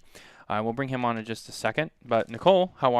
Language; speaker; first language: English; native; English